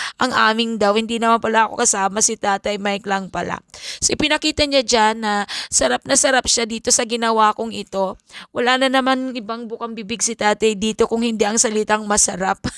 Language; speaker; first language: Filipino; non-native, local second language; Bikol